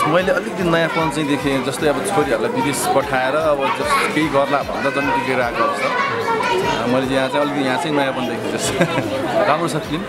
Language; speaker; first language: Nepali; non-native, local second language; Gurung